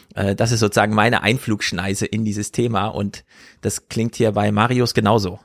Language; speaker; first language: German; native; German